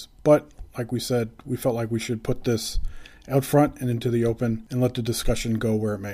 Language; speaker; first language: English; native; English